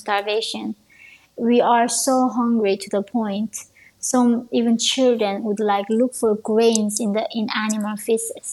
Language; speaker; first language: English; non-native, fluent; Korean